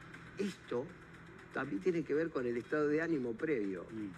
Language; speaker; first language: Spanish; native; Spanish